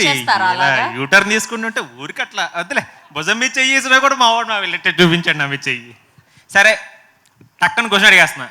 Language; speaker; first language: Telugu; native; Telugu